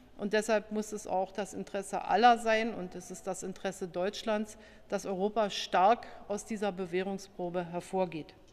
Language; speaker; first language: German; native; German